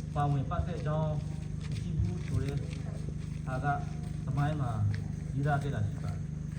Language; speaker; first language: Burmese; non-native, local second language; Western Kayah